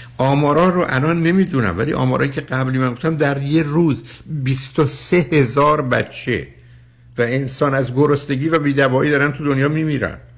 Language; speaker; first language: Persian; native; Persian